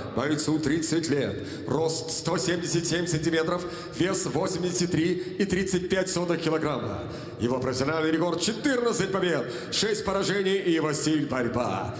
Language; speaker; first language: Russian; native; Russian